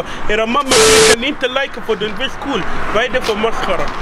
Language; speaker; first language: Swedish; non-native, learner; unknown